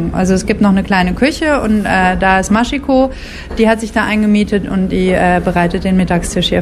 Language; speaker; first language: German; native; German